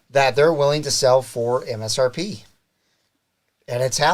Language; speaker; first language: English; native; English